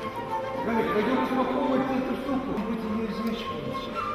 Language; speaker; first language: Russian; native; Russian